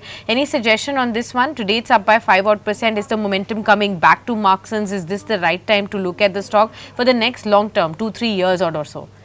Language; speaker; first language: English; non-native, local second language; Hindi